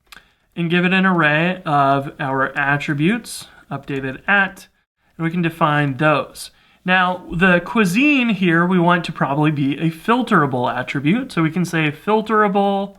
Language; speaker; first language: English; native; English